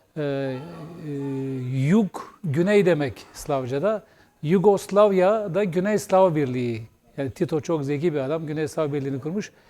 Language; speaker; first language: Turkish; non-native, local second language; Bulgarian